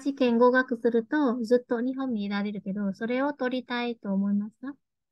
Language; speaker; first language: Japanese; non-native, fluent; Vietnamese